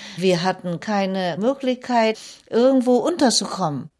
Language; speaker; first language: German; non-native, fluent; Vietnamese